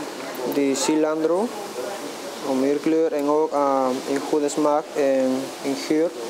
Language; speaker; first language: Dutch; non-native, learner; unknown